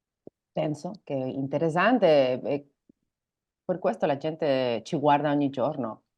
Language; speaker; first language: Italian; non-native, learner; Spanish